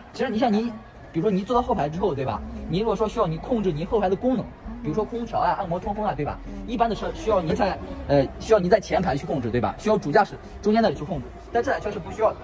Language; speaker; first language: Chinese; native; Chinese